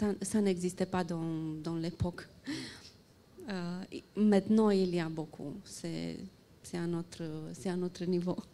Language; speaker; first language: French; non-native, fluent; Romanian